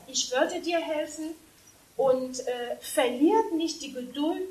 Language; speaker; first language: German; non-native, fluent; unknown